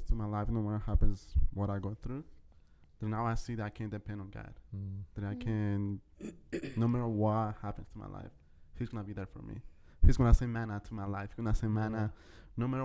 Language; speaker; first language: English; early bilingual, other home language; Spanish